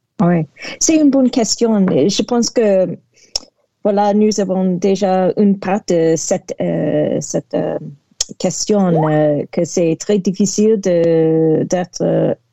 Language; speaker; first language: French; non-native, learner; English